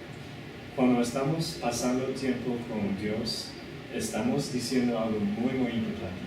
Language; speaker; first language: Spanish; non-native, fluent; English